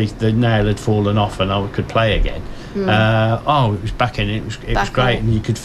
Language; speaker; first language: English; native; English